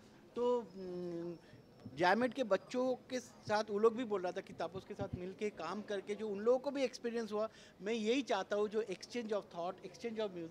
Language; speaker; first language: Hindi; non-native, local second language; Bangla